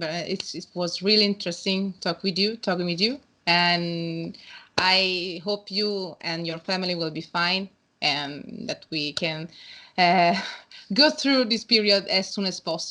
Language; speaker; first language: English; non-native, learner; Italian